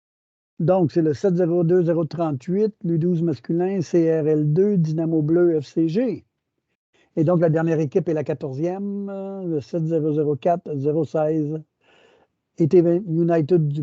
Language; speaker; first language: French; native; French